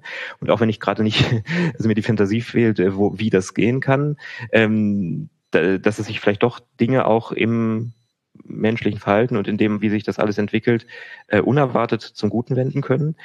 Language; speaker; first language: German; native; German